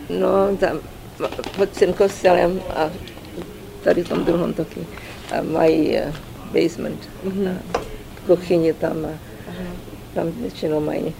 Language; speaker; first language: Czech; early bilingual, heritage; Czech